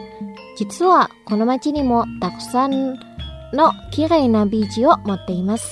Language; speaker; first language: Japanese; non-native, fluent; Indonesian